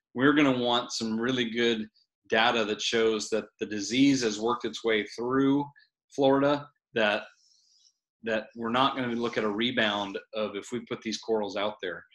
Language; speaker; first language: English; native; English